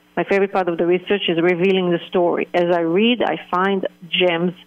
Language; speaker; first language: English; early bilingual, other home language; Hebrew